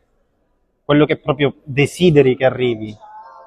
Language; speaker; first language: Italian; native; Italian